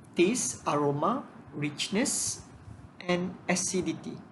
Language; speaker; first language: English; non-native, local second language; Malay